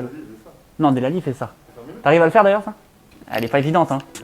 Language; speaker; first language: French; native; French